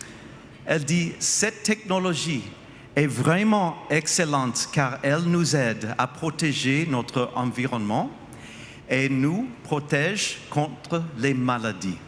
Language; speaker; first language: French; non-native, fluent; English